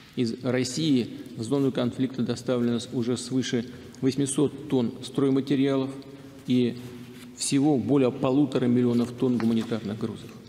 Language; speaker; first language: Russian; native; Russian